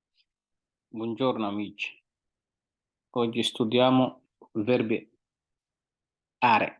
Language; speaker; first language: Italian; non-native, fluent; Somali